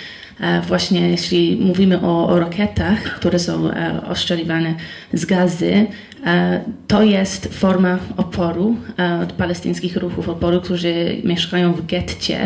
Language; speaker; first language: Polish; non-native, fluent; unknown